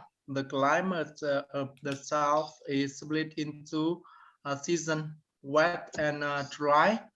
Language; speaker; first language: English; non-native, learner; Vietnamese